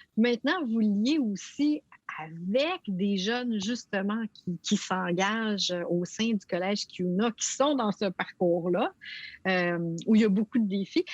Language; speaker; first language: French; native; French